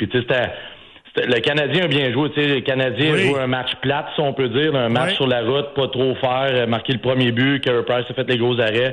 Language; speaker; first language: French; native; French